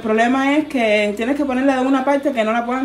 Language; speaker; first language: Spanish; native; Spanish